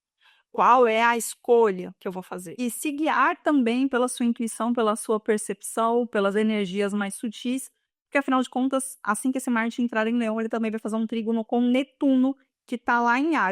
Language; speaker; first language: Portuguese; native; Portuguese